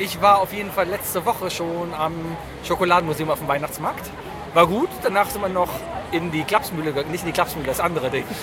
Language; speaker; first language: German; native; German